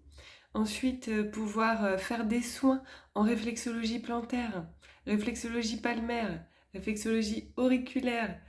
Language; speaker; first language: French; native; French